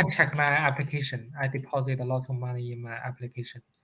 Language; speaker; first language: English; non-native, learner; Chinese